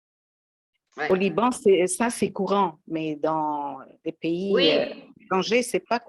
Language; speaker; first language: French; non-native, local second language; Arabic